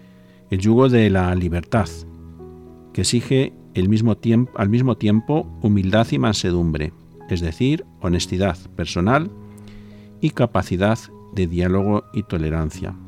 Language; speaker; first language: Spanish; native; Spanish